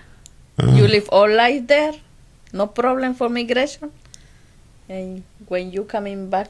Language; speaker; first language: English; non-native, learner; Spanish